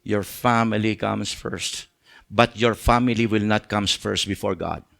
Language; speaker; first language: English; non-native, local second language; Filipino